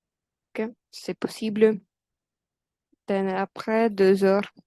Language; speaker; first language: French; non-native, fluent; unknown